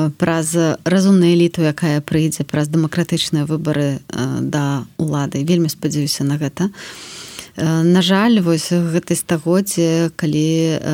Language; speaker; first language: Belarusian; native; Belarusian